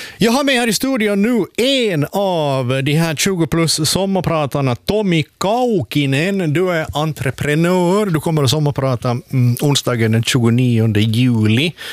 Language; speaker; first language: Swedish; native; Swedish